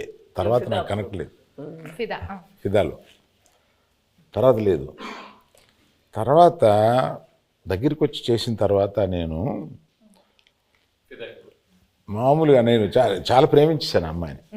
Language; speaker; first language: Telugu; native; Telugu